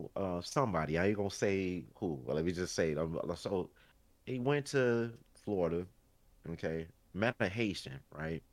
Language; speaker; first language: English; early bilingual, other home language; Haitian Creole